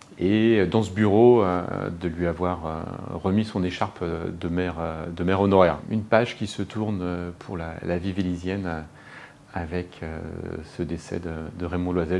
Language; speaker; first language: French; native; French